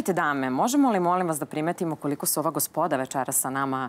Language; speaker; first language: Serbian; native; Serbian